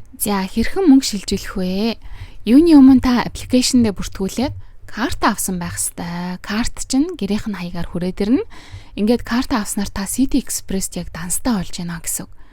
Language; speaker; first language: Mongolian; native; Mongolian